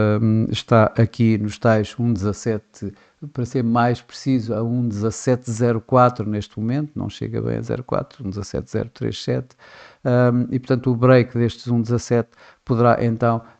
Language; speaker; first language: Portuguese; native; Portuguese